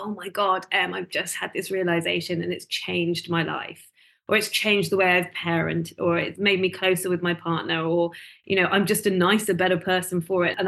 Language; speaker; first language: English; native; English